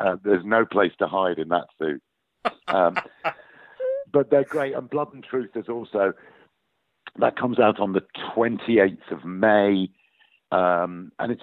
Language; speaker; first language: English; native; English